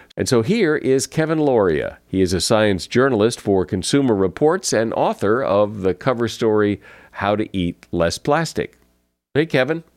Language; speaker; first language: English; native; English